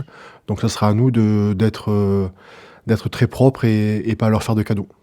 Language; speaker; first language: French; native; French